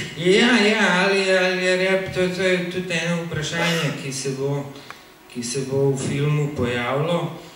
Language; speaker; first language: Slovenian; early bilingual, other home language; Bosnian